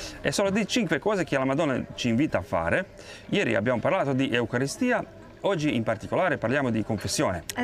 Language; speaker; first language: Italian; non-native, fluent; Croatian